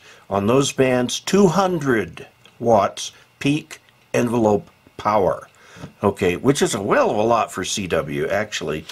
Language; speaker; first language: English; native; English